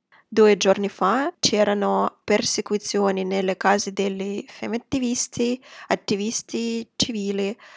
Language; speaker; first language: Italian; non-native, fluent; Russian